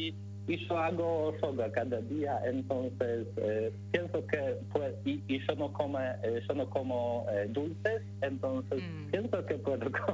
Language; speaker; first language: Spanish; non-native, learner; Polish